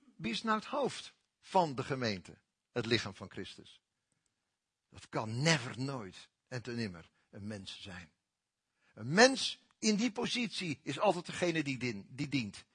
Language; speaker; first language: Dutch; native; Dutch